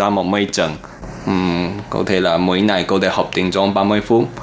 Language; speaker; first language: Vietnamese; non-native, learner; Chinese